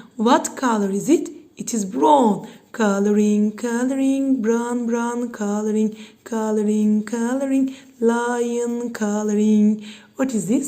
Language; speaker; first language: English; non-native, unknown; Turkish